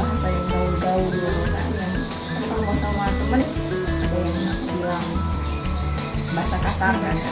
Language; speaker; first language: Indonesian; non-native, local second language; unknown